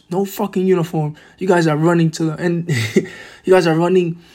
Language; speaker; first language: English; native; English